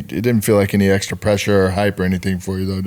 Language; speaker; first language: English; native; English